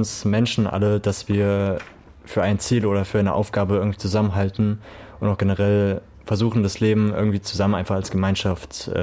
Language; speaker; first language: German; native; German